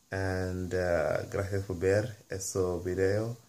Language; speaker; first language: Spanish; non-native, learner; English